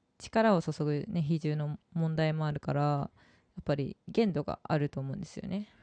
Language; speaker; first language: Japanese; native; Japanese